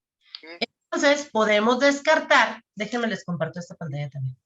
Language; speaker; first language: Spanish; native; Spanish